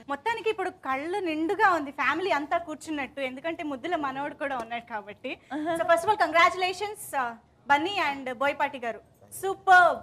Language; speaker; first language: Telugu; native; Telugu